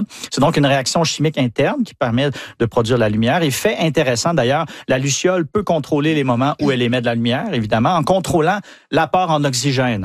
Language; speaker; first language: French; native; French